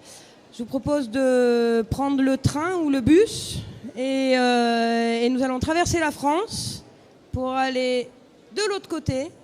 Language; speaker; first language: French; native; French